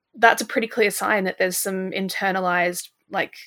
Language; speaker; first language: English; native; English